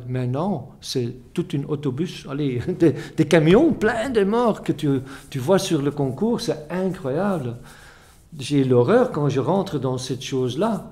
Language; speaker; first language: French; non-native, fluent; Dutch